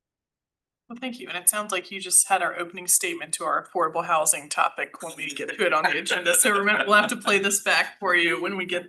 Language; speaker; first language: English; native; English